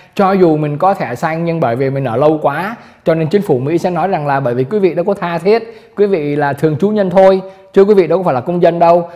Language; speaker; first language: Vietnamese; native; Vietnamese